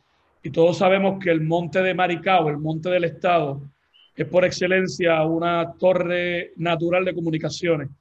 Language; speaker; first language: Spanish; native; Spanish